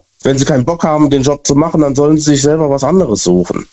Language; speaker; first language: German; native; German